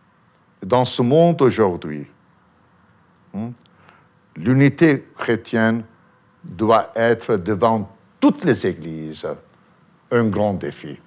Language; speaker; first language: French; non-native, fluent; Armenian